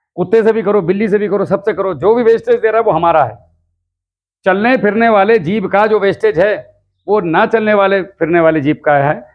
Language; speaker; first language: Hindi; native; Hindi